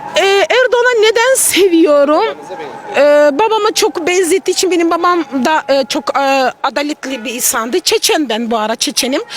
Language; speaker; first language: Turkish; non-native, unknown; Russian